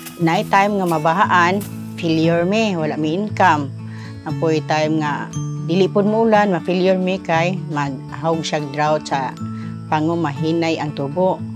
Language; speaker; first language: Cebuano; native; Cebuano